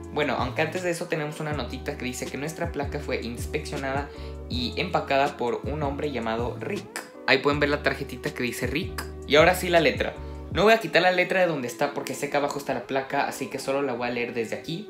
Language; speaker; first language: Spanish; native; Spanish